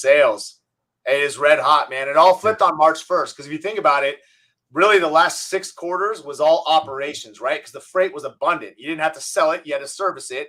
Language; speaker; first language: English; native; English